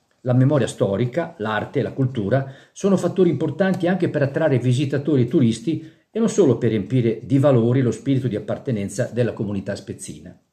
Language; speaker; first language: Italian; native; Italian